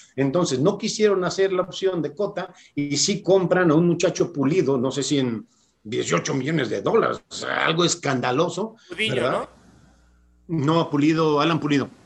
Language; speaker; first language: Spanish; native; Spanish